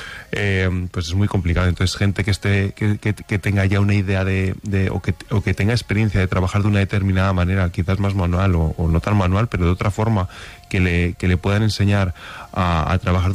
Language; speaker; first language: Spanish; native; Spanish